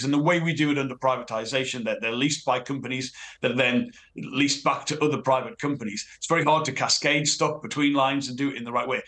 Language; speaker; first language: English; native; English